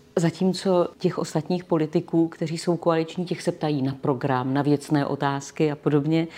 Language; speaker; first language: Czech; native; Czech